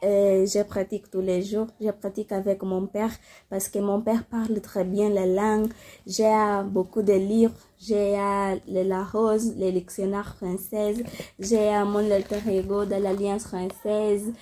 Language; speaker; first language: French; non-native, learner; Portuguese